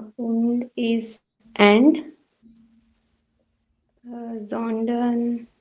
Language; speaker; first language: German; non-native, learner; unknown